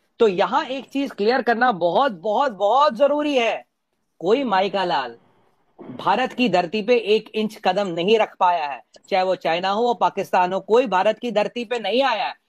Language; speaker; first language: Hindi; native; Hindi